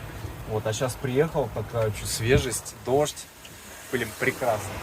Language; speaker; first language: Russian; native; Russian